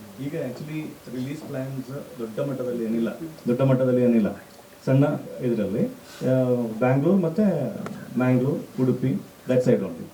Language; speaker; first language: Kannada; non-native, local second language; Malayalam